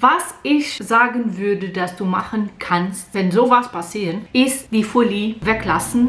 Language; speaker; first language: German; non-native, learner; Portuguese